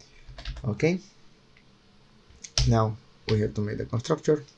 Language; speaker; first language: English; non-native, fluent; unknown